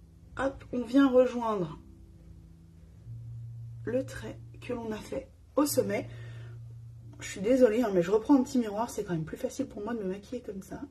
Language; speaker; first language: French; native; French